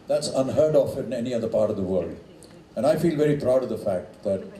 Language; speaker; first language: English; non-native, local second language; Hindi